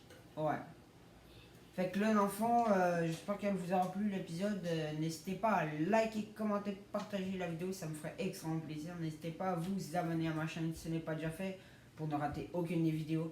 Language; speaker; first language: French; native; French